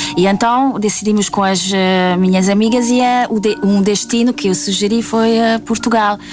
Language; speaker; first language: Portuguese; non-native, fluent; Hungarian